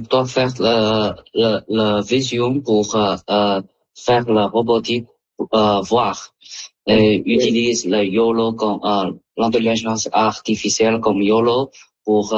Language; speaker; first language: French; non-native, learner; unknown